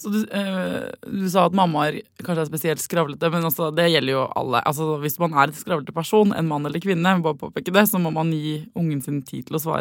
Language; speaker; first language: Norwegian; native; Norwegian